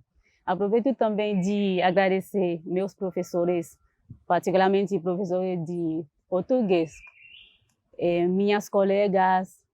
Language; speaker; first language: Portuguese; non-native, learner; Haitian Creole